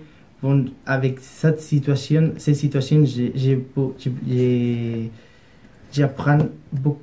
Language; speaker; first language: French; non-native, learner; Spanish